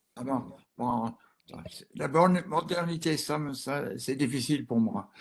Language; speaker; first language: French; non-native, fluent; English